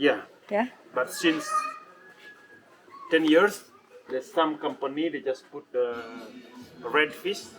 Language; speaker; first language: English; non-native, learner; Indonesian